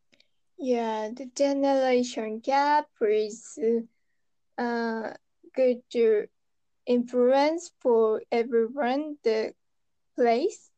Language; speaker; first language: English; non-native, learner; Japanese